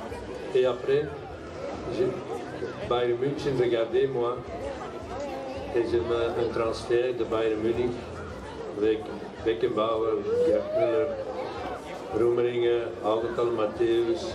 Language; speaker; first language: French; non-native, learner; Dutch